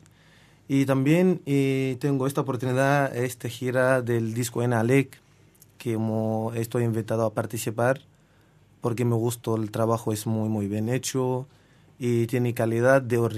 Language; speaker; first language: Spanish; non-native, fluent; Arabic